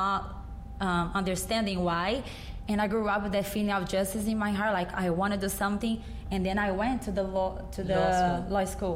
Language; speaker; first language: English; non-native, fluent; Portuguese